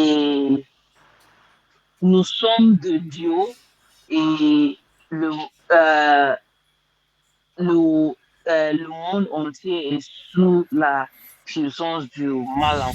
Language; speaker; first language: French; non-native, learner; English